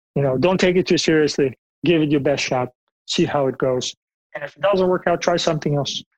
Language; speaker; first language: English; non-native, fluent; Bulgarian